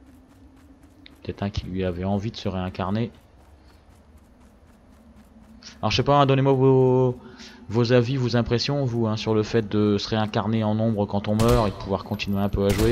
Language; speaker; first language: French; native; French